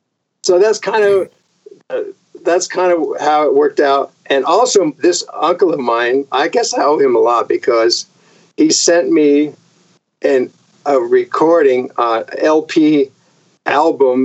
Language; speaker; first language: English; native; English